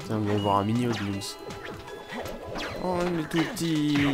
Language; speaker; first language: French; native; French